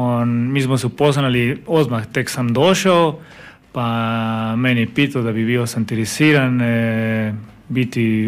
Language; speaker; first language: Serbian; non-native, learner; Spanish